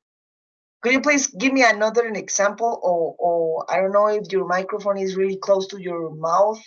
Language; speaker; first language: English; non-native, fluent; Spanish